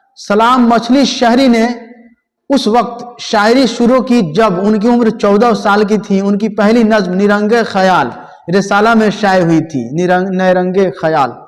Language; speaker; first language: Hindi; native; Hindi